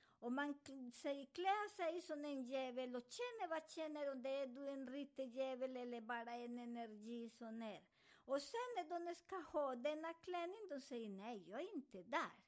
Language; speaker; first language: Swedish; non-native, fluent; Spanish